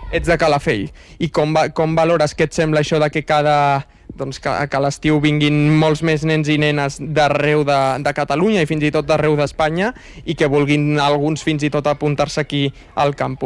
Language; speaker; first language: Catalan; native; Catalan